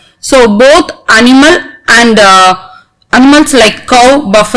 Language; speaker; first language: English; non-native, local second language; Tamil